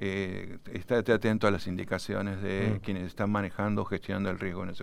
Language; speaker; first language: Spanish; native; Spanish